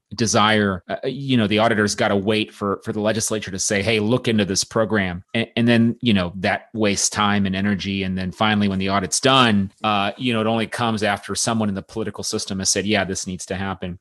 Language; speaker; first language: English; native; English